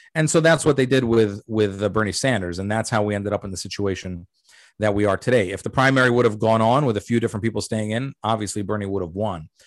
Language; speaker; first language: English; early bilingual, other home language; Arabic